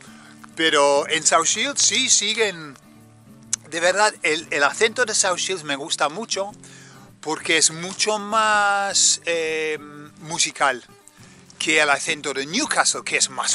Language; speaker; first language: Spanish; native; Spanish